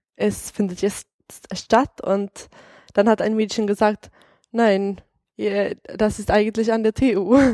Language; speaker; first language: German; non-native, fluent; Swedish